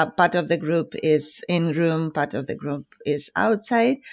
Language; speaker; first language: English; non-native, fluent; Ukrainian